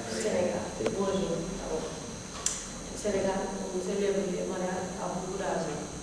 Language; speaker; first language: French; non-native, learner; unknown